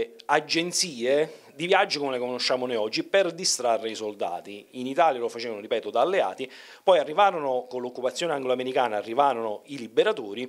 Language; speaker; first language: Italian; native; Italian